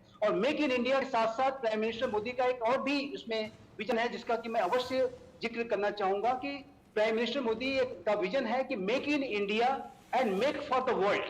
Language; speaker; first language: Hindi; native; Hindi